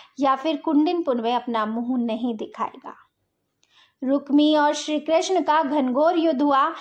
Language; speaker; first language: Hindi; native; Hindi